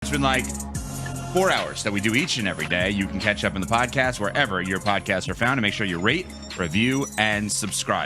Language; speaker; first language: English; native; English